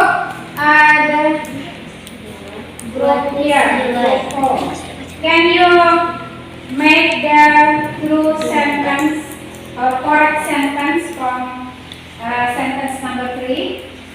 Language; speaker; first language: English; non-native, learner; Indonesian